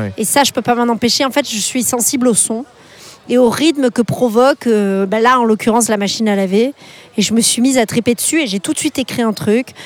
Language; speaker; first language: French; native; French